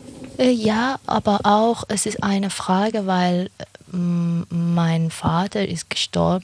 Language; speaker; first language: German; non-native, fluent; Persian